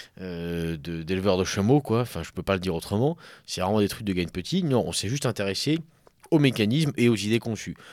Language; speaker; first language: French; native; French